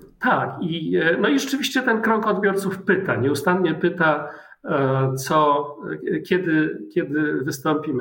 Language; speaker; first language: Polish; native; Polish